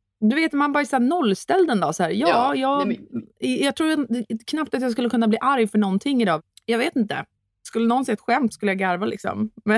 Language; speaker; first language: Swedish; native; Swedish